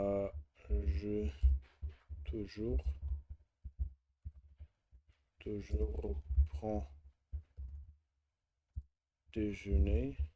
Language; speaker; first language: French; non-native, learner; Russian